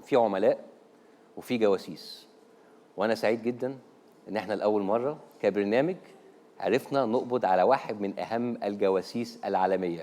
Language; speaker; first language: Arabic; native; Arabic